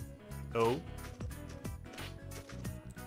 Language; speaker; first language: English; native; English